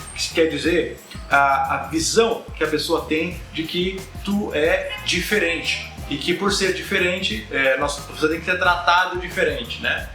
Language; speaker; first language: Portuguese; native; Portuguese